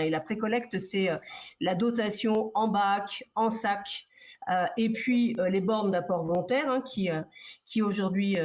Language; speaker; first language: French; native; French